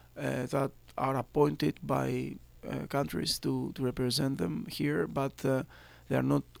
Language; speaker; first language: English; non-native, fluent; Greek